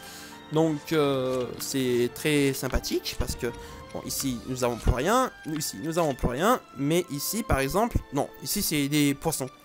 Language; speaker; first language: French; native; French